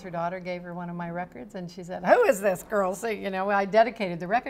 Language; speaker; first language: English; native; English